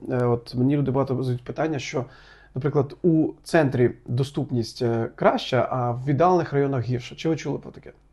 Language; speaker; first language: Ukrainian; native; Ukrainian